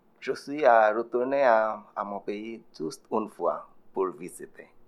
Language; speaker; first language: French; non-native, learner; Bangla